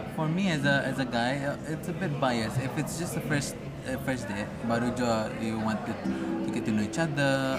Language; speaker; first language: English; non-native, local second language; Malay